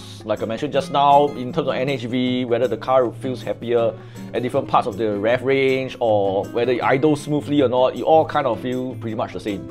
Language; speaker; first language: English; native; English